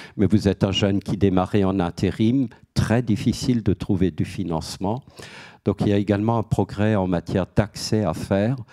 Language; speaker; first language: French; native; French